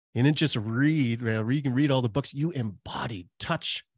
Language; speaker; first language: English; native; English